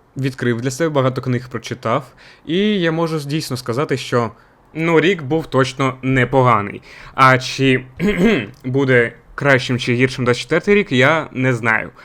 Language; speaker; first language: Ukrainian; non-native, local second language; Russian